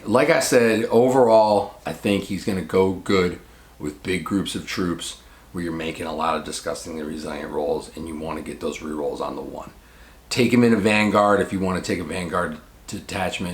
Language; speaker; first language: English; native; English